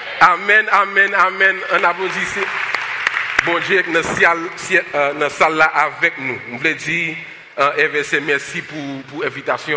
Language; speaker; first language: French; non-native, local second language; Haitian Creole